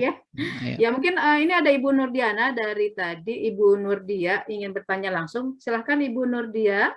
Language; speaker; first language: Indonesian; native; Indonesian